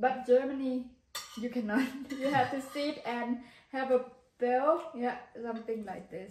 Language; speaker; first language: English; non-native, learner; Thai